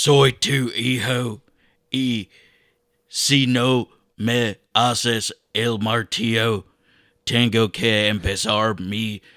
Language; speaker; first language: Spanish; non-native, learner; English